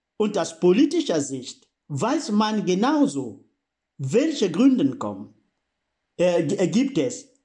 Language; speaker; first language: German; non-native, fluent; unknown